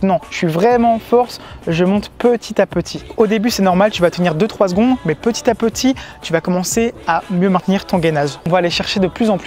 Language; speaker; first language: French; native; French